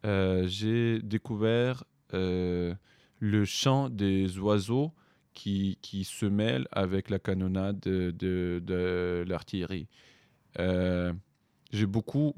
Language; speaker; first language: French; non-native, fluent; Ukrainian